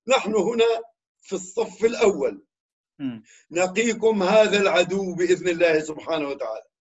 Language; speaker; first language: Arabic; native; Arabic